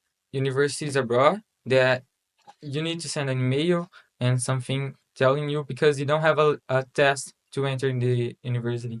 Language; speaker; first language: English; non-native, learner; Portuguese